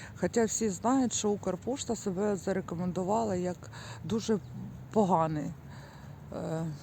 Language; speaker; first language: Ukrainian; native; Ukrainian